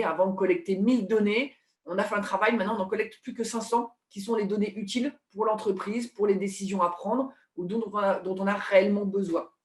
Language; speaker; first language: French; native; French